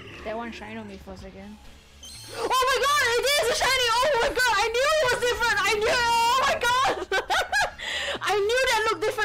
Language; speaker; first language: English; native; English